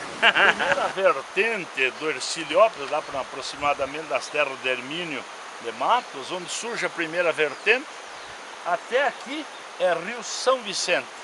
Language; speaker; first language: Portuguese; native; Portuguese